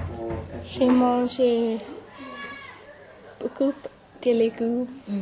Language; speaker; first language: French; non-native, learner; English